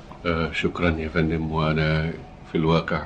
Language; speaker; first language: Arabic; native; Arabic